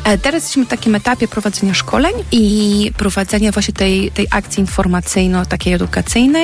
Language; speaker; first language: Polish; native; Polish